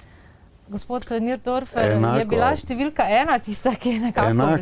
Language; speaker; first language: Slovenian; native; Slovenian